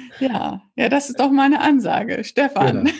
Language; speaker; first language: German; native; German